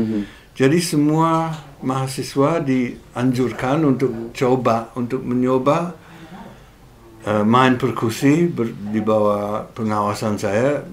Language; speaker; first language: Indonesian; non-native, fluent; English